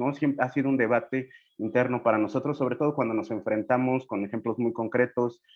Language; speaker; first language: Spanish; native; Spanish